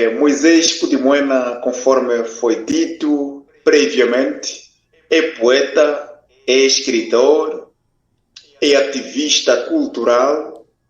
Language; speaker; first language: Portuguese; non-native, local second language; Kongo